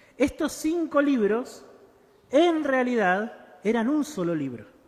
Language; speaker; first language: Spanish; native; Spanish